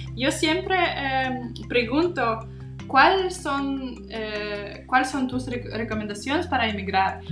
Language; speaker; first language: Spanish; non-native, learner; Kazakh